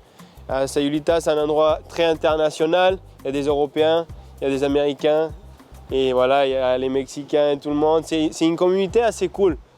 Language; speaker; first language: French; early bilingual, heritage; French